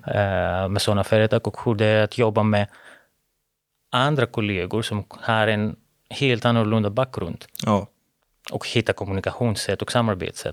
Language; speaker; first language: Swedish; non-native, fluent; Greek